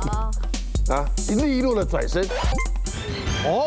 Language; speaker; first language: Chinese; native; Chinese